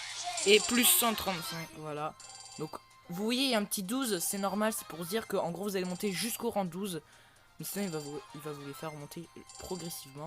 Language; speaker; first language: French; native; French